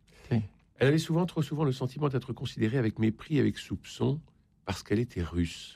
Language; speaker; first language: French; native; French